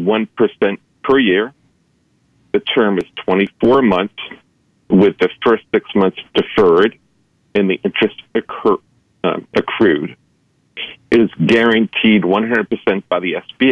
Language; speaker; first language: English; native; English